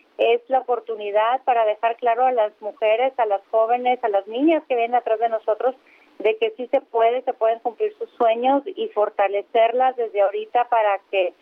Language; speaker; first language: Spanish; native; Spanish